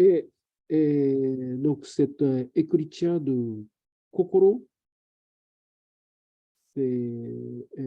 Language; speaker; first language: French; non-native, learner; Japanese